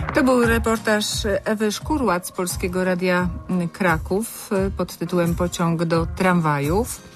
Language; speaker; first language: Polish; native; Polish